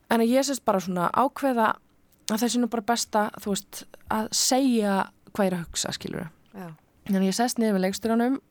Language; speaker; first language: Icelandic; native; Icelandic